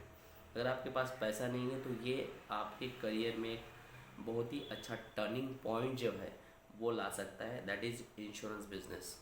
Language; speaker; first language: Hindi; non-native, local second language; Marathi